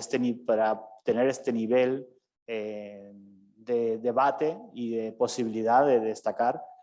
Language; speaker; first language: Spanish; native; Spanish